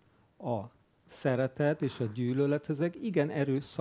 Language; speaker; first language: Hungarian; native; Hungarian